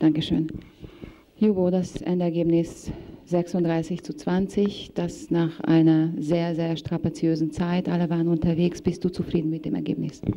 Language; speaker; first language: German; native; German